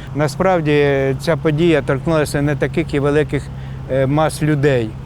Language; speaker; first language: Ukrainian; native; Ukrainian